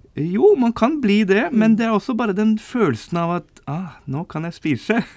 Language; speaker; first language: Norwegian; early bilingual, other home language; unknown